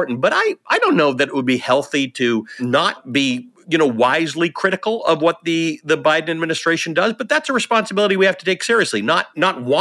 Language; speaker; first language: English; native; English